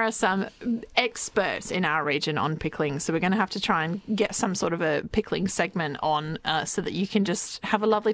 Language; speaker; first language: English; native; English